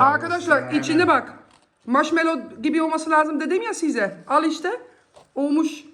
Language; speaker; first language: Turkish; early bilingual, heritage; Turkish